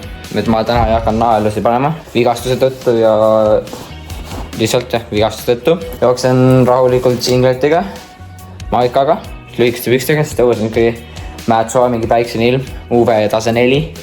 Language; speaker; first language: Estonian; native; Estonian